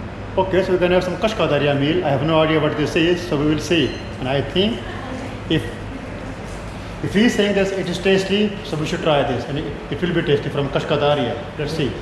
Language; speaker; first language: English; non-native, local second language; Urdu